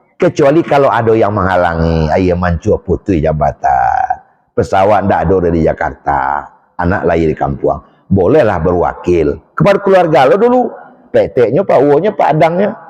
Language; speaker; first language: Malay; non-native, local second language; Minangkabau